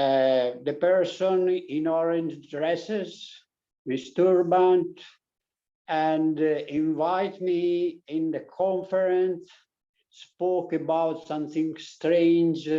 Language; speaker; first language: English; non-native, learner; Italian